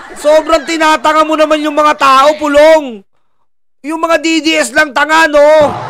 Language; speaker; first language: Filipino; native; Filipino